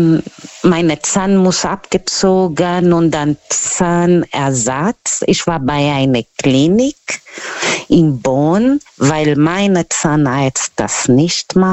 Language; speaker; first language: German; non-native, learner; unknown